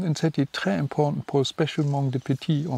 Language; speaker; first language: French; non-native, learner; German